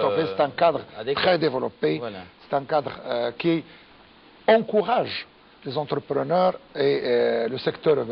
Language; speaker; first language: French; non-native, local second language; Arabic